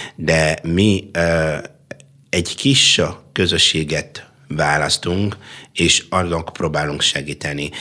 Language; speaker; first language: Hungarian; non-native, fluent; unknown